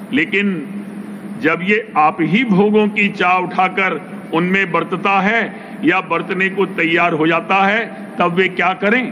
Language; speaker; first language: Hindi; native; Hindi